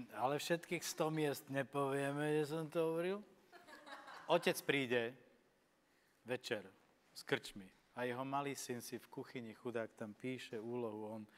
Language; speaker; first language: Slovak; native; Slovak